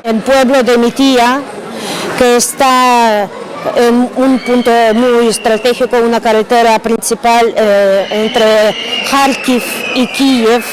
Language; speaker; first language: Spanish; non-native, fluent; Ukrainian